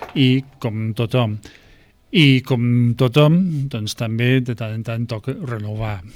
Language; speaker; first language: Catalan; non-native, fluent; English